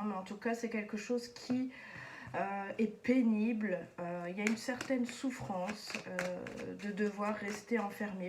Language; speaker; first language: French; native; French